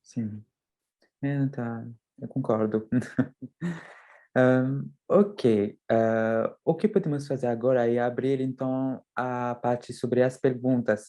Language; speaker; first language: Portuguese; non-native, fluent; French